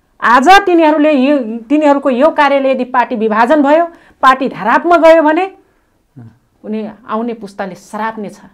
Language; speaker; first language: Nepali; non-native, local second language; Rana Tharu